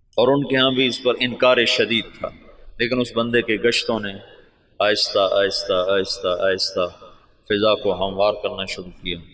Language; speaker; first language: Urdu; non-native, local second language; Punjabi